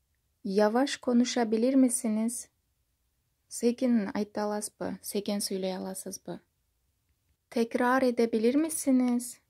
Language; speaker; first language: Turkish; non-native, fluent; Kyrgyz